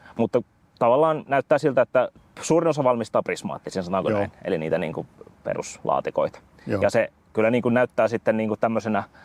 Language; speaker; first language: Finnish; native; Finnish